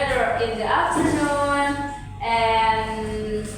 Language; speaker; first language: English; non-native, learner; Indonesian